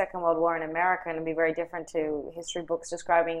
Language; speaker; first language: English; native; English